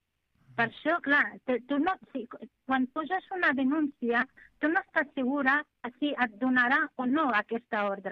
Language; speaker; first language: Catalan; non-native, fluent; Arabic